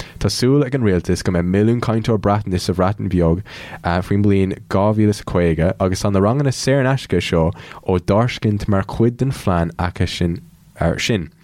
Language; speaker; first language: Irish; non-native, local second language; English